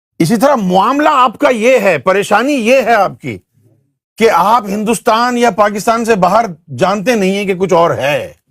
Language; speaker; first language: Urdu; native; Urdu